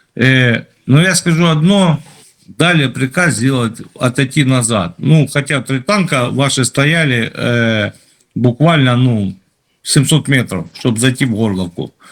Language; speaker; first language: Russian; native; Russian